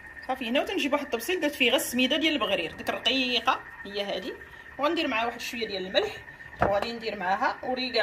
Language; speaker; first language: Arabic; native; Arabic